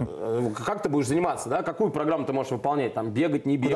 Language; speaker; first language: Russian; native; Russian